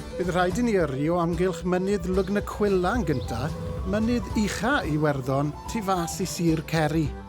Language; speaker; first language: Welsh; native; Welsh